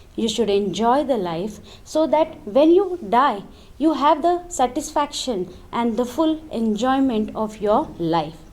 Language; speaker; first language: English; non-native, local second language; Marathi